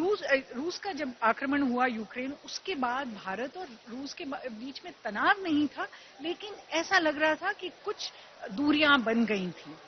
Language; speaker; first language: Hindi; native; Hindi